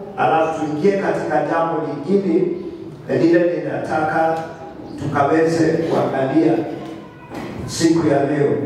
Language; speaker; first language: Swahili; non-native, local second language; Kikuyu